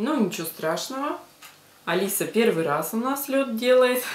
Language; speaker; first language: Russian; native; Russian